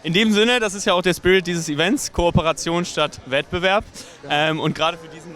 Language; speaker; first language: German; native; German